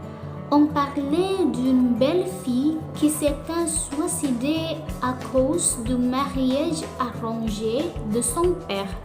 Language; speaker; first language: French; non-native, learner; Indonesian